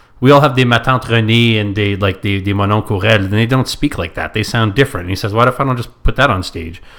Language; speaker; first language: English; non-native, local second language; French